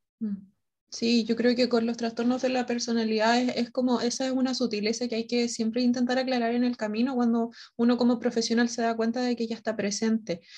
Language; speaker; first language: Spanish; native; Spanish